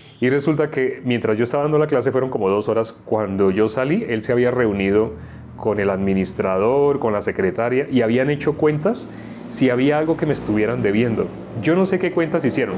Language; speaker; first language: Spanish; native; Spanish